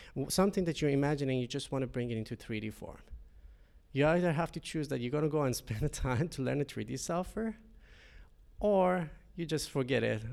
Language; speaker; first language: English; non-native, fluent; Persian